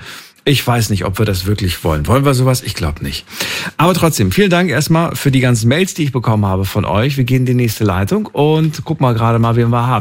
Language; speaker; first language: German; native; German